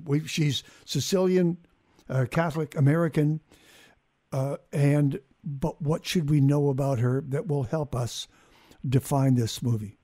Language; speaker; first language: English; native; English